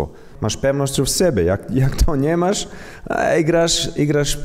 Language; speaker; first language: Polish; non-native, learner; Croatian